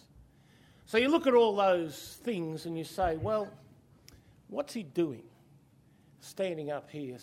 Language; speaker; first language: English; native; English